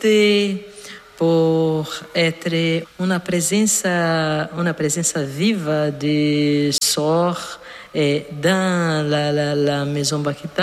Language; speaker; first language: French; non-native, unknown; Portuguese